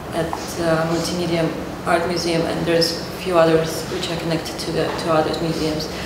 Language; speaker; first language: English; non-native, fluent; Russian